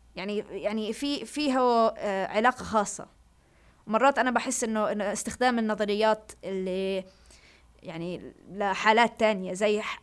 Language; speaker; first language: Arabic; early bilingual, heritage; Arabic